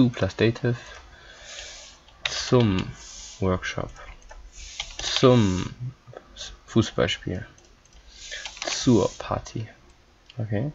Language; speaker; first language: German; non-native, fluent; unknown